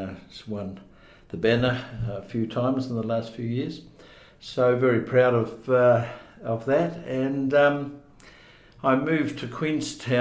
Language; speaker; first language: English; native; English